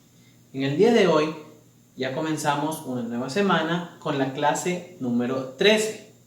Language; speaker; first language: Spanish; native; Spanish